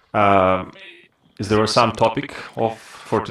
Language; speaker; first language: English; non-native, fluent; Russian